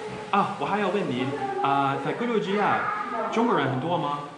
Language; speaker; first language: Chinese; non-native, learner; English